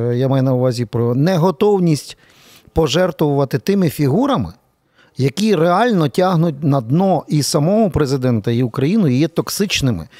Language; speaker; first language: Ukrainian; native; Ukrainian